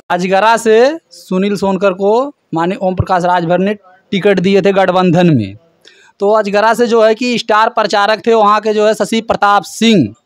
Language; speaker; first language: Hindi; native; Hindi